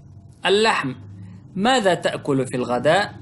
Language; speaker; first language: Arabic; non-native, fluent; Pashto